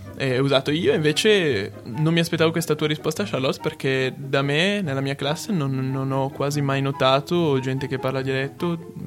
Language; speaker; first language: Italian; early bilingual, other home language; Portuguese